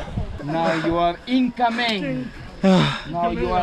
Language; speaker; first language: English; non-native, learner; Spanish